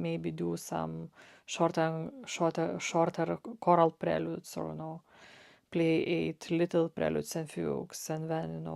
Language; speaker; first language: English; non-native, fluent; Lithuanian